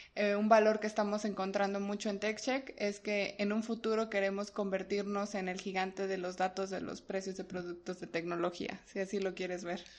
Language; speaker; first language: Spanish; native; Spanish